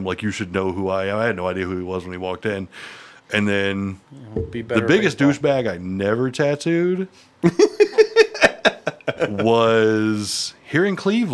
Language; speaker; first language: English; native; English